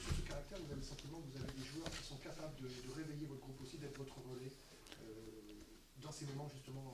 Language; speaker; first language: French; native; French